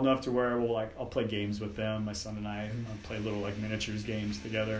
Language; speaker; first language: English; native; English